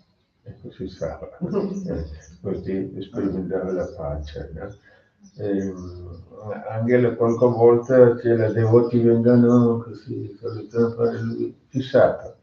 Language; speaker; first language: Italian; non-native, fluent; Tamil